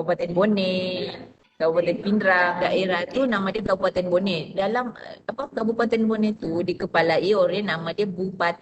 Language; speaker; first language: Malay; non-native, local second language; Buginese